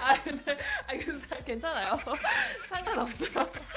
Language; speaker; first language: Korean; early bilingual, heritage; Korean